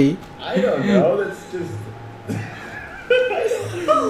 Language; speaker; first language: English; non-native, fluent; Indonesian